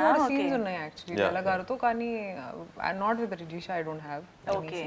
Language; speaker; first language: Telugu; non-native, local second language; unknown